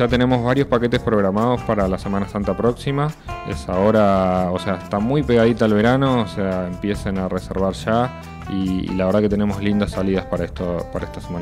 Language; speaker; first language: Spanish; native; Spanish